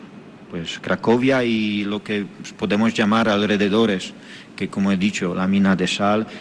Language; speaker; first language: Spanish; non-native, fluent; Polish